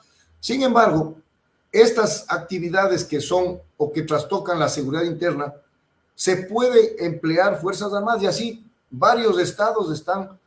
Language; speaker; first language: Spanish; native; Spanish